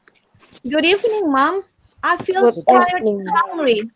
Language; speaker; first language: English; non-native, fluent; Indonesian